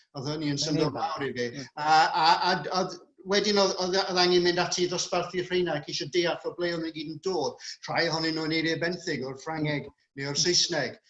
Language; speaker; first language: Welsh; non-native, local second language; English